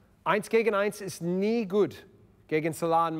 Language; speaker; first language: German; non-native, learner; English